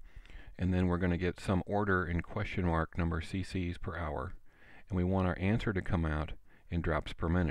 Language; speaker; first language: English; native; English